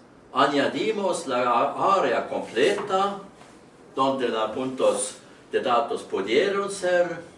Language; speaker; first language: Spanish; non-native, learner; Estonian